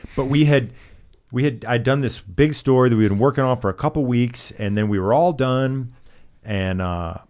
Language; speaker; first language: English; native; English